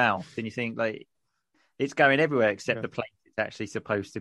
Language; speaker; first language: English; native; English